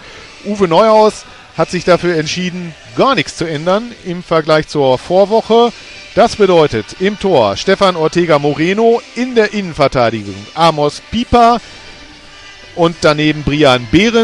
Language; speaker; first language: German; native; German